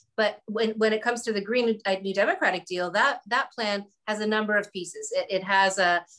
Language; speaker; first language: English; native; English